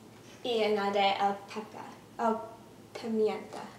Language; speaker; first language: Spanish; non-native, learner; English